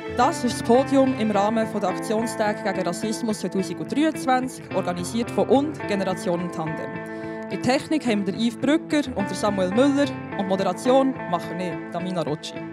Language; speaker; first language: German; non-native, local second language; Albanian